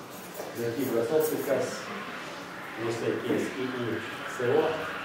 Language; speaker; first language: Spanish; non-native, fluent; Russian